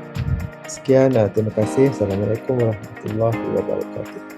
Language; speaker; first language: Malay; native; Malay